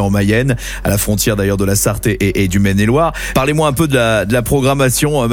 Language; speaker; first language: French; native; French